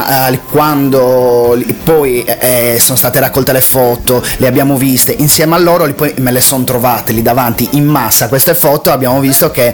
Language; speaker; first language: Italian; native; Italian